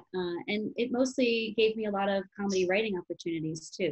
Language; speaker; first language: English; native; English